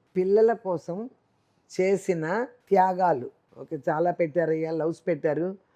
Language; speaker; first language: Telugu; native; Telugu